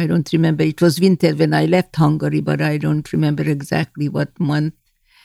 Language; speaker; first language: English; non-native, fluent; Hungarian